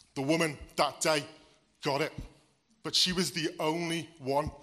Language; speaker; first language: English; native; English